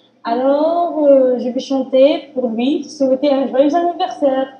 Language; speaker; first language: French; non-native, learner; Arabic